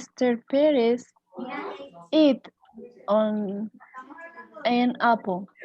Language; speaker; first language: English; non-native, learner; Spanish